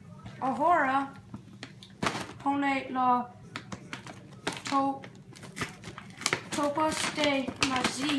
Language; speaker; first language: Spanish; non-native, learner; English